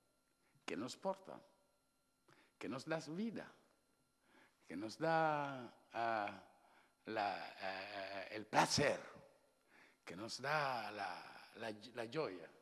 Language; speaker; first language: Spanish; non-native, learner; Wolof